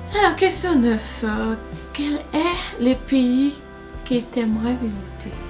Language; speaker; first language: French; non-native, local second language; Haitian Creole